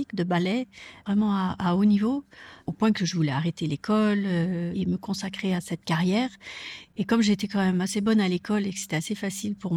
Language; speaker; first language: French; native; French